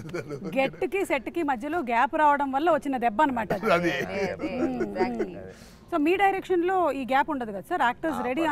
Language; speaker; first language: Telugu; native; Telugu